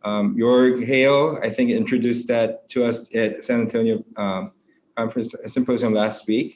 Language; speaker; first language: English; non-native, fluent; Korean